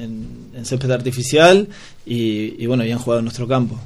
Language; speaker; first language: Spanish; native; Spanish